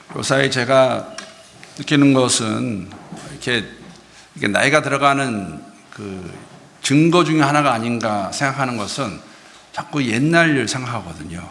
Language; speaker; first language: Korean; native; Korean